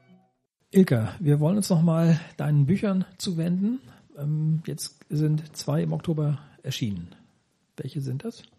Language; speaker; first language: German; native; German